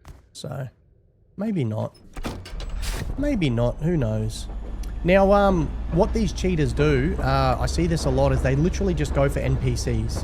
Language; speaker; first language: English; native; English